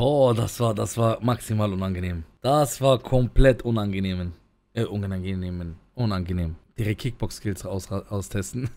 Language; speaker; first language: German; native; German